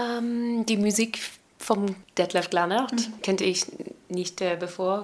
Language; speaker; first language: German; non-native, learner; English